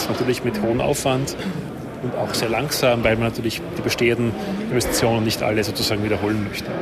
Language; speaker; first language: German; native; German